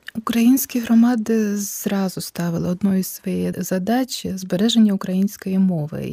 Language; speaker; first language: Ukrainian; early bilingual, heritage; Ukrainian